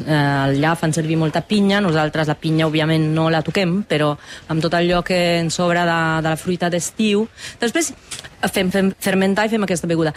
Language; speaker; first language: Catalan; non-native, fluent; Italian